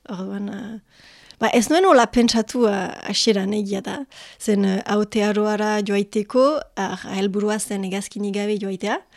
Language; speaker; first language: Basque; non-native, local second language; French